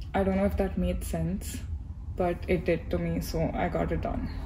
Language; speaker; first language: English; non-native, local second language; Telugu